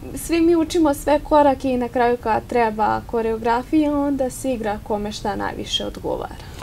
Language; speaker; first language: Serbian; native; Serbian